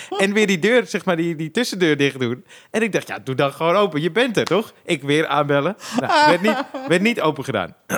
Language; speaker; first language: Dutch; native; Dutch